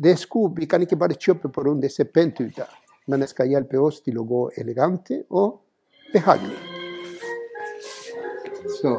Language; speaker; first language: Norwegian; non-native, fluent; Spanish